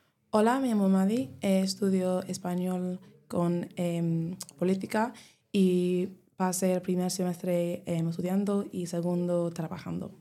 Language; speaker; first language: Spanish; non-native, learner; English